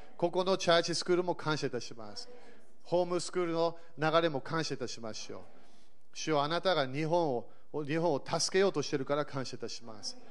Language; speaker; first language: Japanese; early bilingual, other home language; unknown